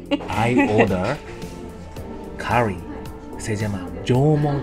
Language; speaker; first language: Spanish; non-native, learner; Japanese